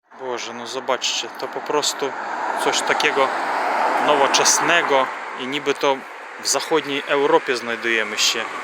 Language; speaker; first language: Polish; non-native, fluent; Ukrainian